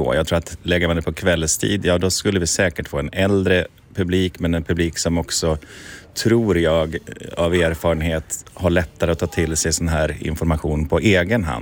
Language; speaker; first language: Swedish; native; Swedish